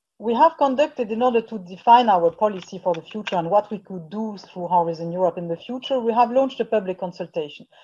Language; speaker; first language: English; non-native, fluent; French